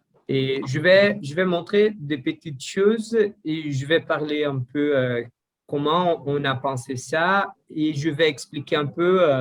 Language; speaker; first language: French; non-native, learner; Portuguese